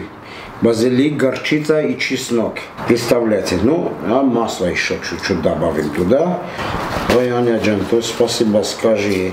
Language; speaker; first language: Russian; non-native, fluent; Armenian